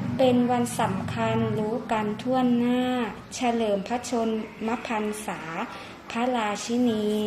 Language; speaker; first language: Thai; native; Thai